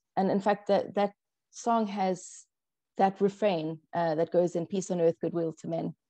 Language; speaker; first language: English; native; English